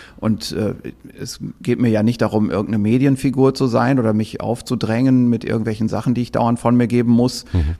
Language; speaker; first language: German; native; German